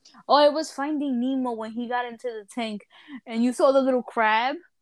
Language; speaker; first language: English; early bilingual, other home language; Spanish